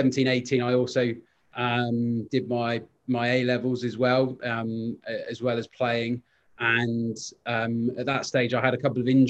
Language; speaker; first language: English; native; English